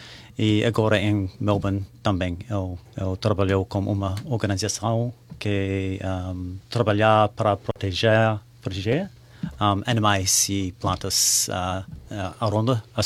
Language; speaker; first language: Portuguese; non-native, learner; English